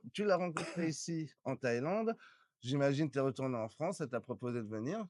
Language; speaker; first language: French; native; French